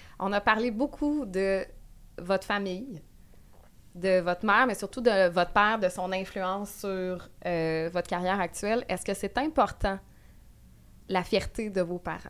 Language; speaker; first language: French; native; French